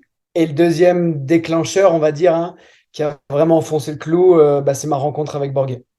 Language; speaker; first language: French; native; French